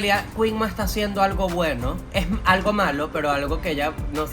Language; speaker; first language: Spanish; native; Spanish